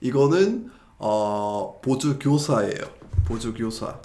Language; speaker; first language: Korean; non-native, fluent; English